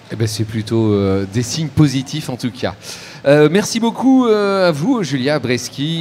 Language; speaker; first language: French; native; French